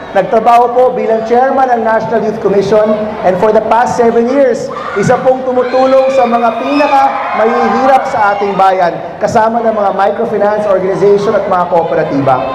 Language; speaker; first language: Filipino; native; Filipino